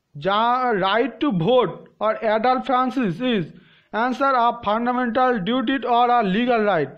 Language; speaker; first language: English; non-native, local second language; Bangla